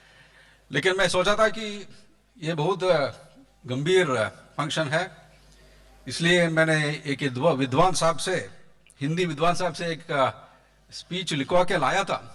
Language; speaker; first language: Hindi; non-native, local second language; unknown